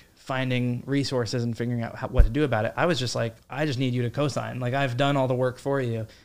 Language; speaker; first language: English; native; English